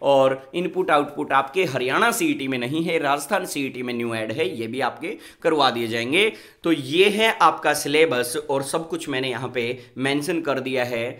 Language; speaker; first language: Hindi; native; Hindi